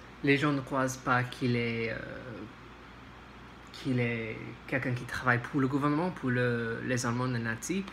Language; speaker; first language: French; non-native, learner; English